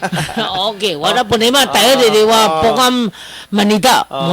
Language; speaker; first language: Filipino; non-native, learner; Chinese